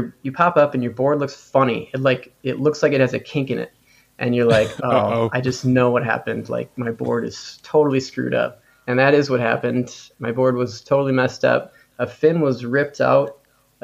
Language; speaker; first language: English; native; English